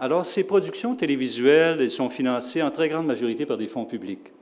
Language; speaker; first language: French; native; French